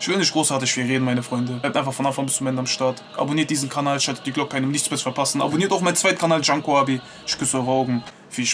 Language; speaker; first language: German; native; German